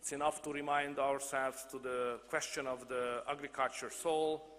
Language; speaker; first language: English; non-native, fluent; Hungarian